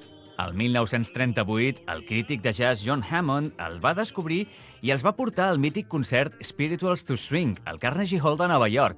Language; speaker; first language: Catalan; native; Catalan